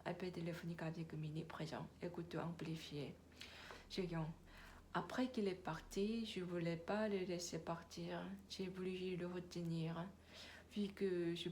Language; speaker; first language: French; non-native, learner; Korean